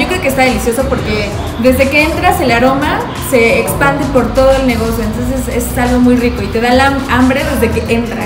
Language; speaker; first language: Spanish; native; Spanish